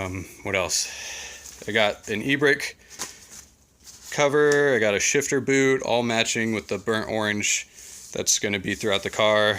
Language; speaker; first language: English; native; English